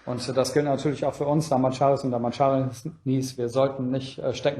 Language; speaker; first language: German; native; German